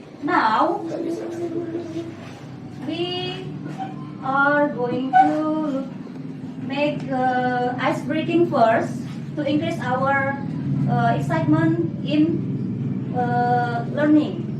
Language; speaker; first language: English; non-native, fluent; Indonesian